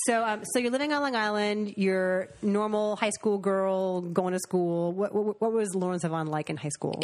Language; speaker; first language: English; native; English